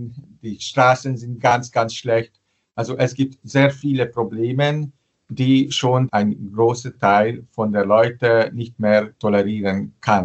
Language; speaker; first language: German; non-native, fluent; Hungarian